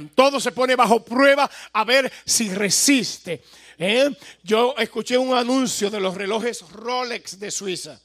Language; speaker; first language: Spanish; native; Spanish